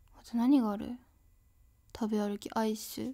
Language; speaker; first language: Japanese; native; Japanese